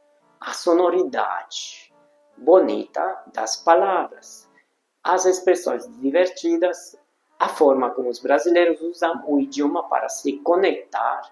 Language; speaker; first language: Portuguese; non-native, fluent; Hungarian